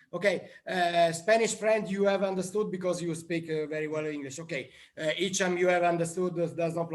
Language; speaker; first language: English; non-native, learner; Italian